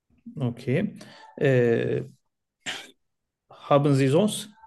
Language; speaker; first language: German; non-native, learner; Turkish